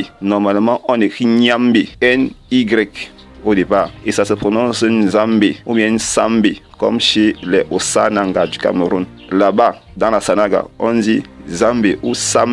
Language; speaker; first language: French; non-native, local second language; Kongo